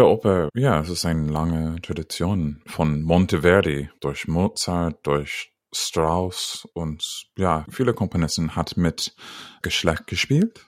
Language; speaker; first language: German; non-native, fluent; English